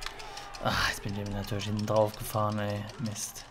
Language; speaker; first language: German; native; German